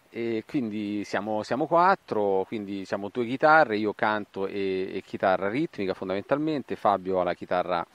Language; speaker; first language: Italian; native; Italian